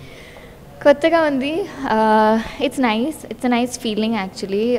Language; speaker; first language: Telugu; non-native, learner; Tamil